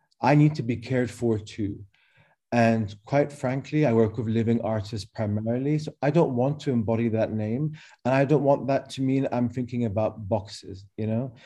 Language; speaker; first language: English; early bilingual, other home language; Arabic